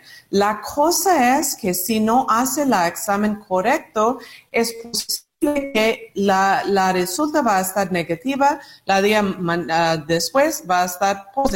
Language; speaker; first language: Spanish; non-native, learner; English